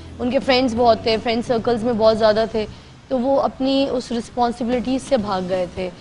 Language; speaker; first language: Urdu; native; Urdu